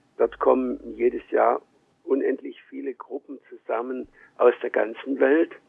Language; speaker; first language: German; early bilingual, heritage; German